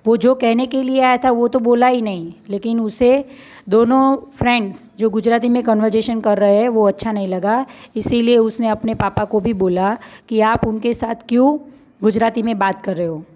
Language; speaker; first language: Hindi; non-native, local second language; Gujarati